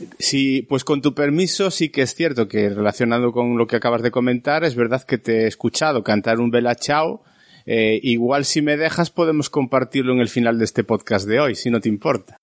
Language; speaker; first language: Spanish; native; Spanish